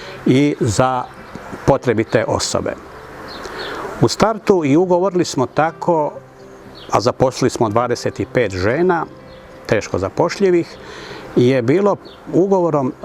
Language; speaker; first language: Croatian; native; Croatian